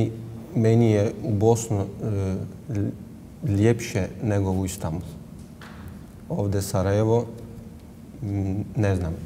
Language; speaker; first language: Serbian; non-native, learner; Turkish